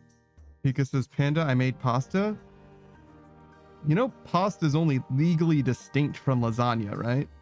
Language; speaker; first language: English; native; English